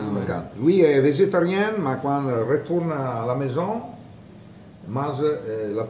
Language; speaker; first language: French; non-native, fluent; Italian